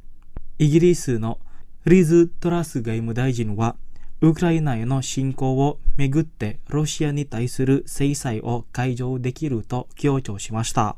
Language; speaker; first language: Japanese; non-native, fluent; Indonesian